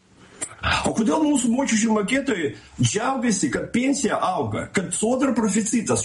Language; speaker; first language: Lithuanian; non-native, local second language; Russian